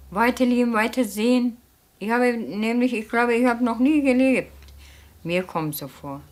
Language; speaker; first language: German; non-native, fluent; Turkish